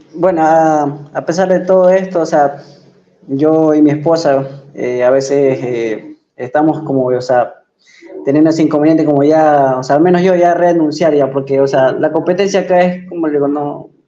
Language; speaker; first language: Spanish; native; Spanish